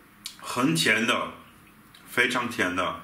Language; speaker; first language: Chinese; non-native, fluent; German